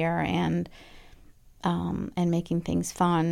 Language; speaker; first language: English; early bilingual, other home language; Spanish